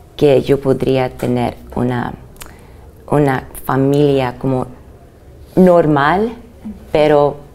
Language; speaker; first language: Spanish; early bilingual, other home language; English